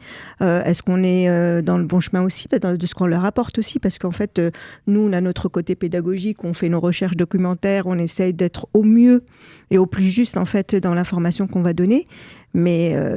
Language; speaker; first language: French; native; French